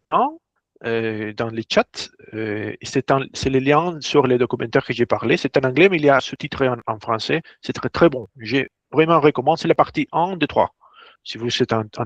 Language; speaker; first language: French; non-native, fluent; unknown